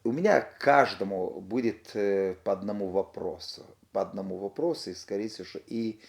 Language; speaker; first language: Russian; non-native, local second language; Ukrainian